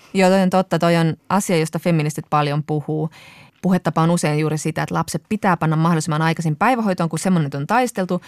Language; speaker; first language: Finnish; native; Finnish